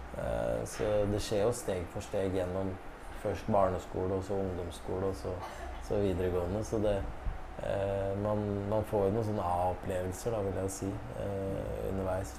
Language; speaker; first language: Norwegian; early bilingual, other home language; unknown